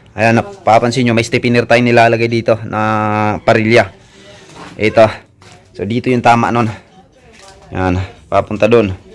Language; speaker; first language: Filipino; non-native, local second language; Cebuano